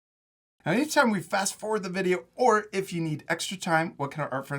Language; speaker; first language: English; native; English